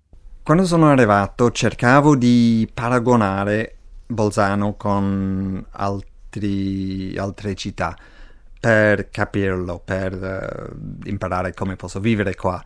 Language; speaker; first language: Italian; non-native, fluent; English